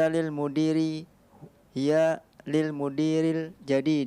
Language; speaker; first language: Arabic; non-native, learner; Indonesian